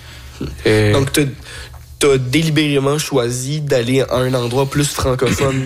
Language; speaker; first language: French; native; French